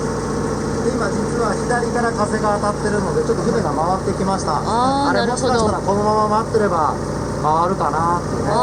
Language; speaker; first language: Japanese; native; Japanese